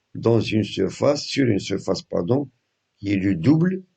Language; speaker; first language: French; non-native, local second language; Arabic